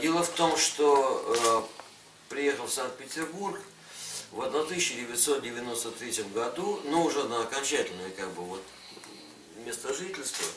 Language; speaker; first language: Russian; native; Russian